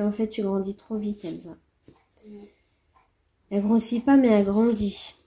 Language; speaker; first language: French; native; French